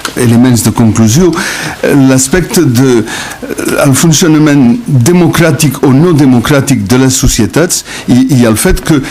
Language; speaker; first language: Catalan; non-native, local second language; French